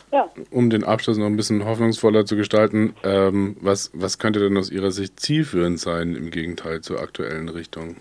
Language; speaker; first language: German; native; German